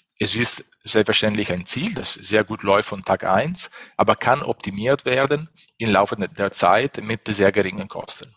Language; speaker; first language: German; non-native, fluent; Italian